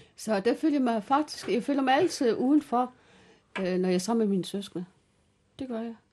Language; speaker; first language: Danish; early bilingual, other home language; Kalaallisut